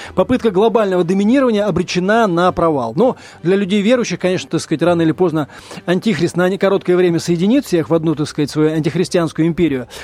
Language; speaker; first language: Russian; native; Russian